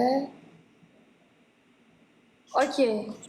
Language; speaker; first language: English; non-native, learner; Uzbek